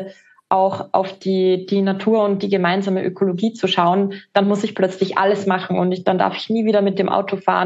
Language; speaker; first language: German; native; German